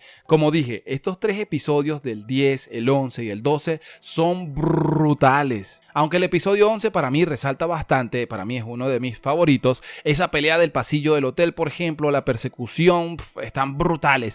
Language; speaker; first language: Spanish; native; Spanish